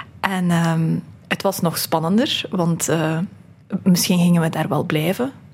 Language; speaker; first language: Dutch; early bilingual, other home language; Russian